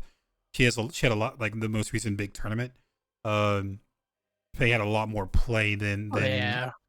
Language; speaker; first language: English; native; English